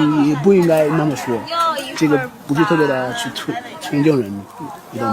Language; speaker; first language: Chinese; non-native, fluent; English